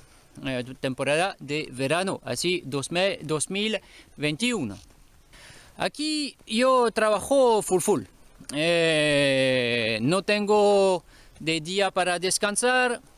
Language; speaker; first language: Spanish; non-native, learner; French